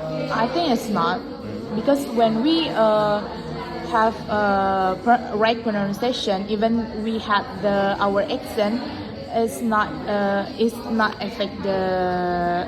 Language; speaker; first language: English; non-native, learner; Indonesian